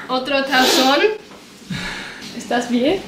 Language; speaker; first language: Spanish; non-native, learner; English